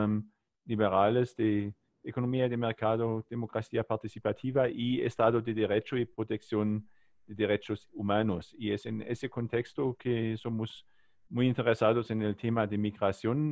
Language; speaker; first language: Spanish; non-native, learner; German